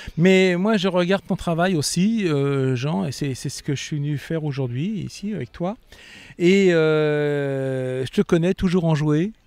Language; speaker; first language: French; native; French